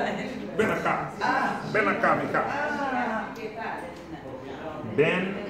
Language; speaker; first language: Spanish; non-native, fluent; English